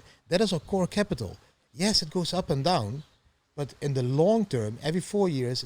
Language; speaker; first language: English; non-native, fluent; Dutch